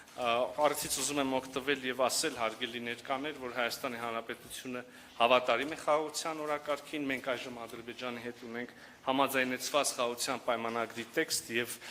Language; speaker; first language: Armenian; native; Armenian